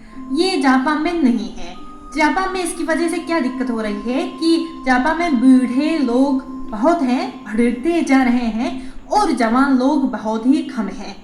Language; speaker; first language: Hindi; non-native, fluent; Japanese